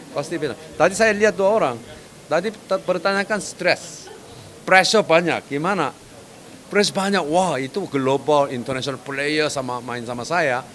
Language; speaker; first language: Indonesian; non-native, fluent; Korean